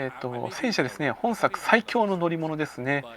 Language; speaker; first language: Japanese; native; Japanese